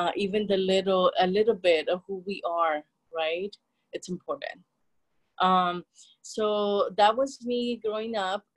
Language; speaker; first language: English; non-native, fluent; Spanish